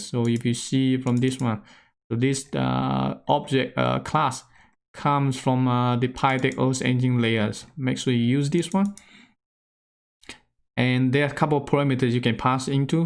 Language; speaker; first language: English; non-native, fluent; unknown